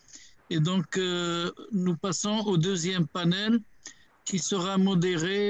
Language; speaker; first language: French; non-native, local second language; Arabic